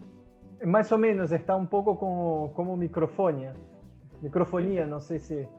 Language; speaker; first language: Spanish; non-native, fluent; Portuguese